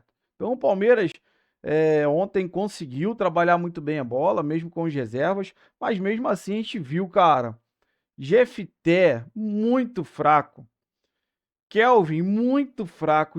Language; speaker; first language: Portuguese; native; Portuguese